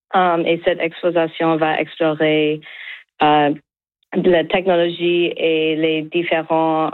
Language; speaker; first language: French; non-native, learner; English